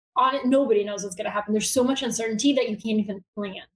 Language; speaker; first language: English; early bilingual, other home language; Bulgarian